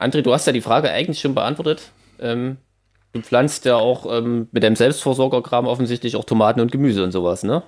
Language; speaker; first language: German; native; German